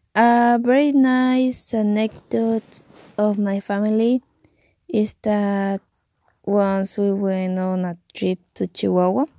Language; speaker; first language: English; non-native, learner; Spanish